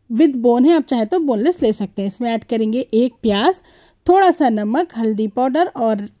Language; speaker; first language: Hindi; native; Hindi